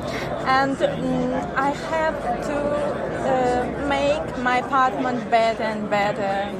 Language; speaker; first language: English; non-native, learner; Russian